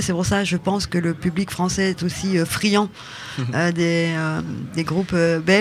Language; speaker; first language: French; native; French